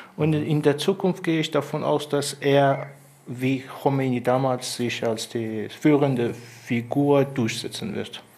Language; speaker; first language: German; non-native, fluent; Persian